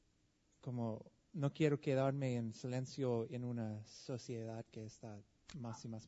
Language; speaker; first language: Spanish; non-native, learner; English